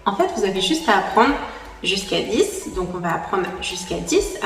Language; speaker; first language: French; native; French